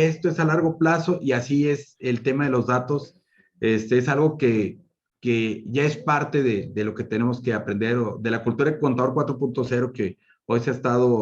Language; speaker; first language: Spanish; native; Spanish